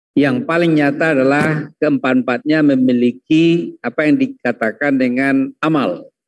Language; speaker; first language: Indonesian; non-native, local second language; Minangkabau